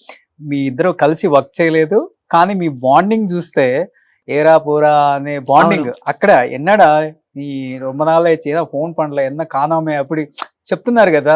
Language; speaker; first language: Telugu; native; Telugu